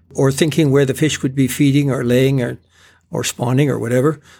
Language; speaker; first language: English; native; English